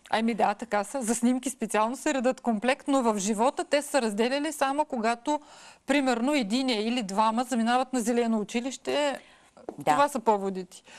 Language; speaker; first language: Bulgarian; early bilingual, heritage; Bulgarian